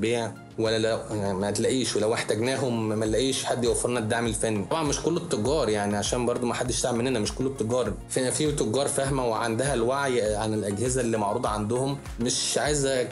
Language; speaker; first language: Arabic; native; Arabic